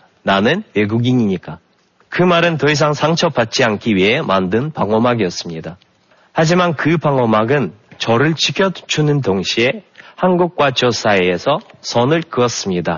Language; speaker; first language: Korean; non-native, fluent; Russian